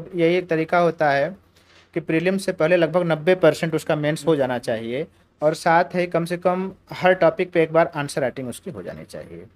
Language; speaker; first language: Hindi; native; Hindi